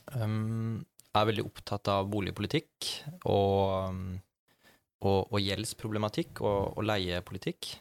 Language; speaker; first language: Norwegian; native; Norwegian